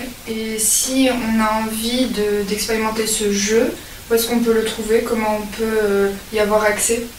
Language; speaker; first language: French; native; French